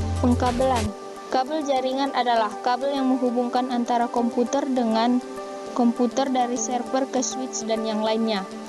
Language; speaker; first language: Indonesian; native; Indonesian